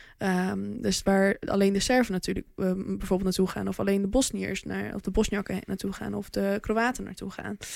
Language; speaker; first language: Dutch; early bilingual, other home language; Bosnian